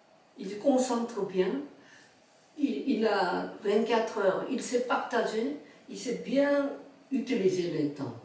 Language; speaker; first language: French; non-native, fluent; Korean